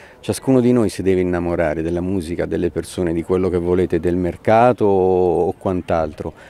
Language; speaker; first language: Italian; native; Italian